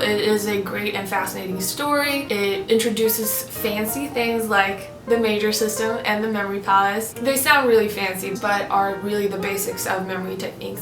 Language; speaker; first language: English; non-native, fluent; Swedish